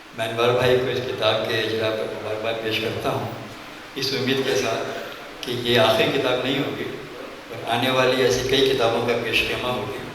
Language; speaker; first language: Urdu; non-native, local second language; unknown